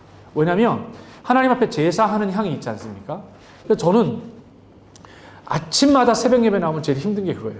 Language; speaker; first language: Korean; native; Korean